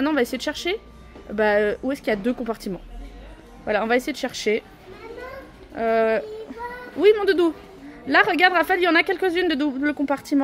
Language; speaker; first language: French; native; French